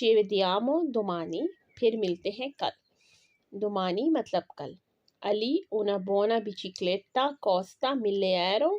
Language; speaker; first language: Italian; non-native, fluent; Urdu